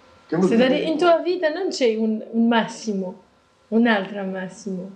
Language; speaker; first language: Italian; non-native, learner; French